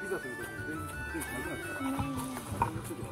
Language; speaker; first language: Japanese; native; Japanese